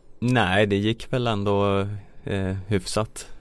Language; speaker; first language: Swedish; native; Swedish